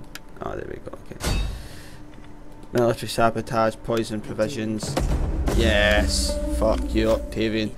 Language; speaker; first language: English; native; English